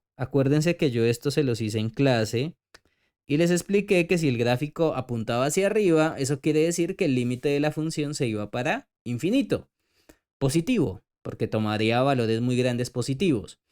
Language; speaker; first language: Spanish; native; Spanish